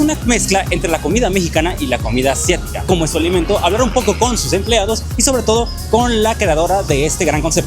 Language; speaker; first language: Spanish; native; Spanish